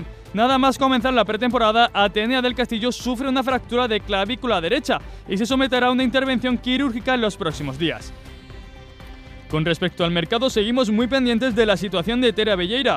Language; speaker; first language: Spanish; native; Spanish